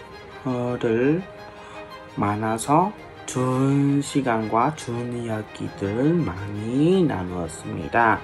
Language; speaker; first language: Korean; non-native, learner; Vietnamese